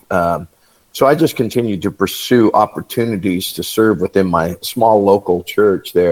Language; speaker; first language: English; native; English